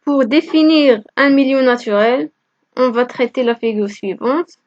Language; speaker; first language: French; non-native, local second language; Arabic